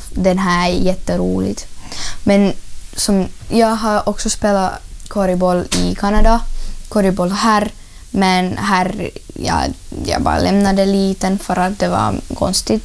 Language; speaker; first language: Swedish; non-native, learner; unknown